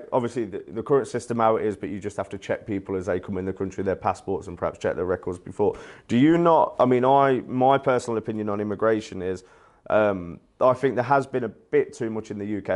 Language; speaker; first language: English; native; English